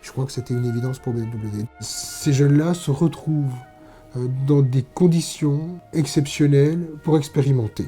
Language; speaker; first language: French; native; French